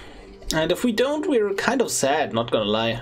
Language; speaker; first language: English; non-native, fluent; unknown